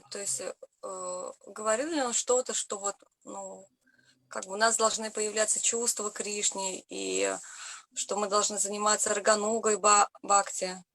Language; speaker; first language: Russian; native; Russian